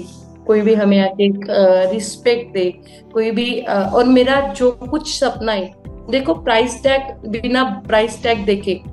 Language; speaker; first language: Hindi; native; Hindi